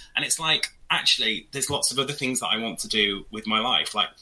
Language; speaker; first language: English; native; English